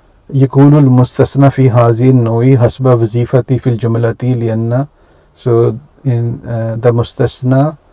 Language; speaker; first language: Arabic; non-native, fluent; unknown